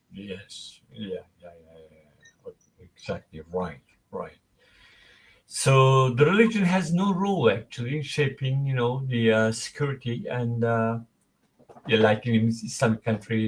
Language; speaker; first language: English; non-native, fluent; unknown